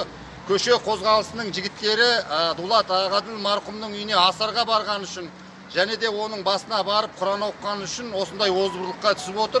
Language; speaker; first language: Kazakh; native; Kazakh